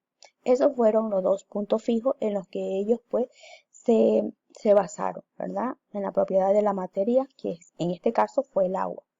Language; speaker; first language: Spanish; native; Spanish